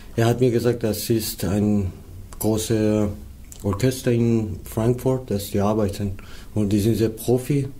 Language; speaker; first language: German; non-native, learner; Persian